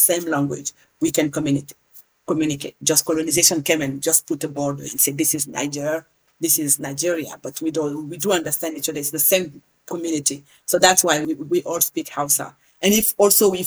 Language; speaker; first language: English; non-native, fluent; Hausa